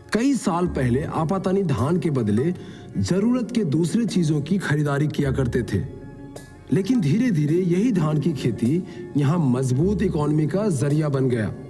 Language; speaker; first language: Hindi; native; Hindi